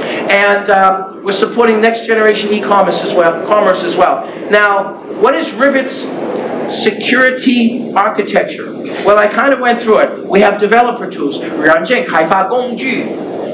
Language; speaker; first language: English; native; English